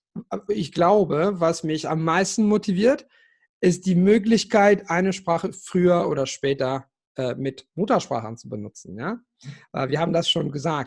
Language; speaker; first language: German; non-native, fluent; Italian